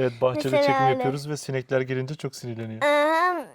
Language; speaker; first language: Turkish; native; Turkish